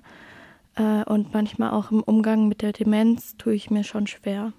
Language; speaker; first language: German; native; German